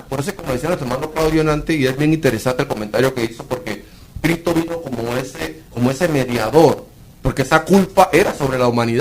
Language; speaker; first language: Spanish; native; Spanish